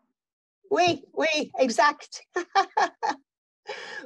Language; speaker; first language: French; non-native, learner; English